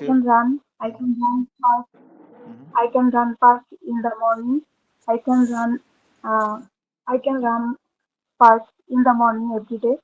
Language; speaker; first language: English; non-native, learner; Bangla